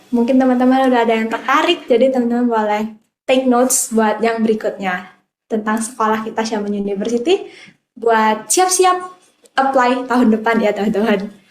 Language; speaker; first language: Indonesian; native; Indonesian